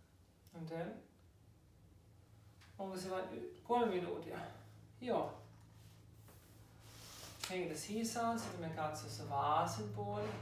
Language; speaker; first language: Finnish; non-native, learner; German